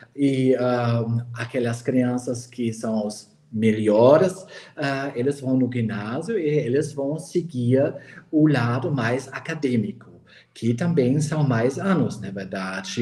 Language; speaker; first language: Portuguese; non-native, fluent; German